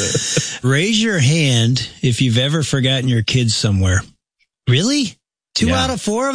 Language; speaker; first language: English; native; English